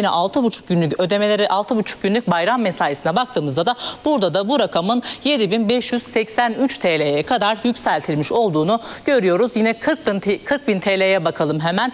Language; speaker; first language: Turkish; native; Turkish